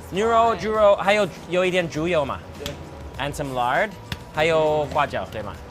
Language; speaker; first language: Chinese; non-native, learner; English